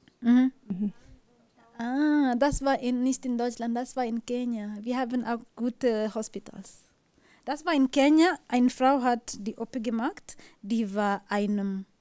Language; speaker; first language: German; non-native, learner; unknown